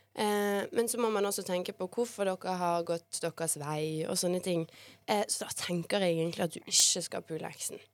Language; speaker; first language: Norwegian; early bilingual, other home language; Bosnian